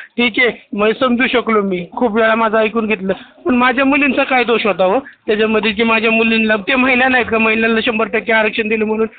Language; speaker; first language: Marathi; native; Marathi